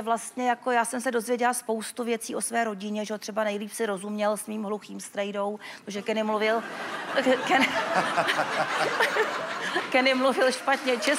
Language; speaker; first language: Czech; native; Czech